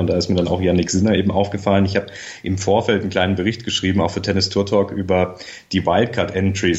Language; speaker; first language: German; native; German